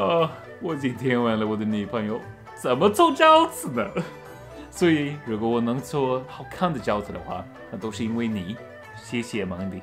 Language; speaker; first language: Chinese; non-native, fluent; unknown